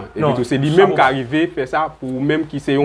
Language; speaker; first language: French; non-native, local second language; Haitian Creole